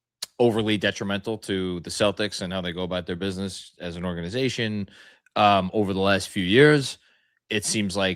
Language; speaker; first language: English; native; English